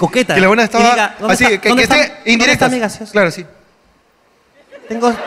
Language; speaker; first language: Spanish; native; Spanish